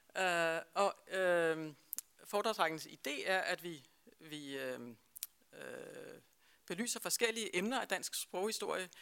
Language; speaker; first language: Danish; native; Danish